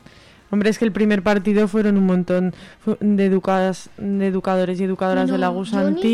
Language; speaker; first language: Spanish; native; Spanish